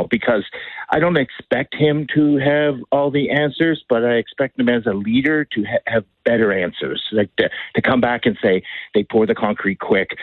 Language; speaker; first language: English; native; English